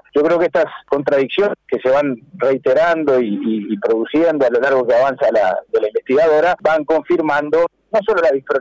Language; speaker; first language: Spanish; native; Spanish